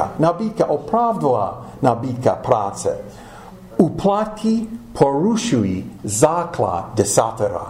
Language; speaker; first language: Czech; non-native, fluent; English